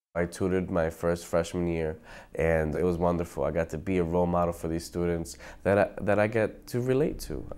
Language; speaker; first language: English; native; English